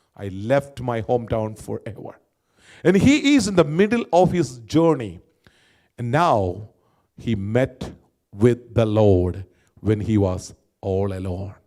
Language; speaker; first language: English; non-native, local second language; Malayalam